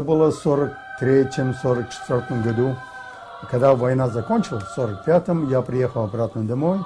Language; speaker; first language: Russian; early bilingual, heritage; Russian